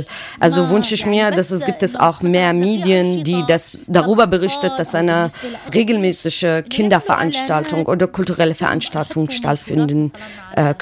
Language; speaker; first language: German; non-native, learner; Arabic